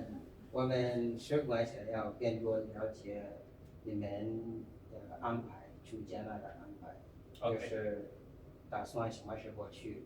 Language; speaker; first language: Chinese; non-native, fluent; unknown